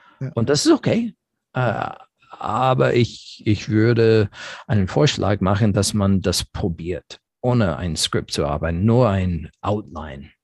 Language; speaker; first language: German; non-native, fluent; English